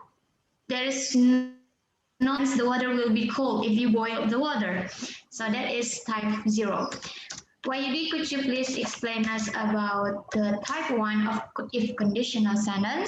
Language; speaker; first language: English; non-native, fluent; Indonesian